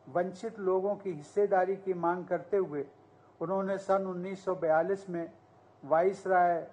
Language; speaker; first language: Hindi; native; Hindi